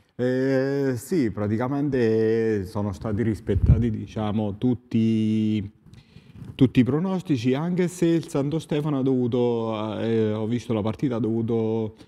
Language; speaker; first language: Italian; native; Italian